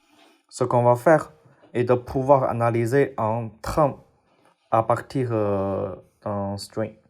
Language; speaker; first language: French; non-native, fluent; Chinese